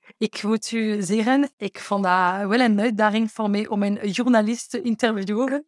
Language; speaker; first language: Dutch; non-native, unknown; French